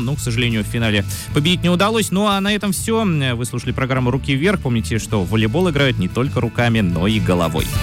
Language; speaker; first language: Russian; native; Russian